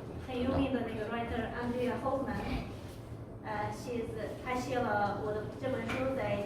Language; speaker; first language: Chinese; non-native, local second language; Uyghur